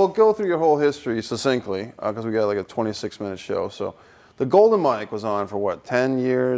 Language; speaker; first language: English; native; English